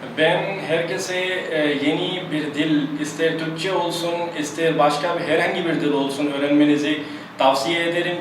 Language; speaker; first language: Turkish; non-native, fluent; Urdu